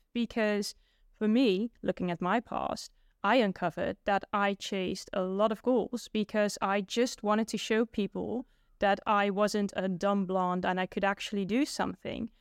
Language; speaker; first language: English; non-native, fluent; Dutch